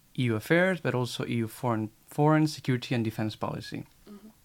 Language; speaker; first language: English; non-native, fluent; Spanish